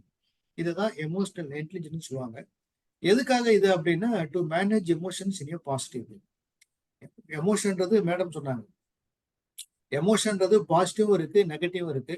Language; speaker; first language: Tamil; native; Tamil